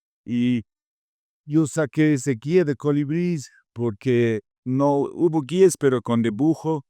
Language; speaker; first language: Spanish; non-native, fluent; English